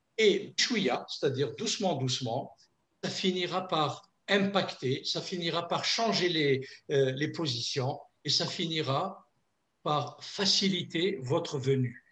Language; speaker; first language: French; non-native, local second language; Kabyle